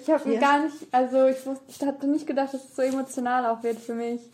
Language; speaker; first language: German; early bilingual, other home language; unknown